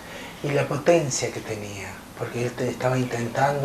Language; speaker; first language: Spanish; native; Spanish